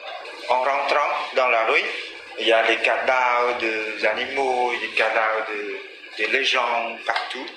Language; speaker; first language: French; non-native, learner; Khmer